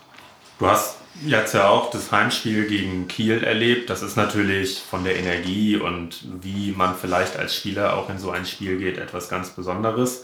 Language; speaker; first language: German; native; German